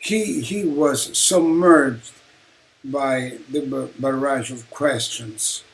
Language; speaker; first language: English; non-native, fluent; Italian